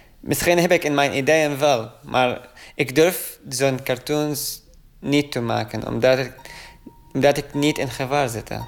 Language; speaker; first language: Dutch; non-native, learner; Arabic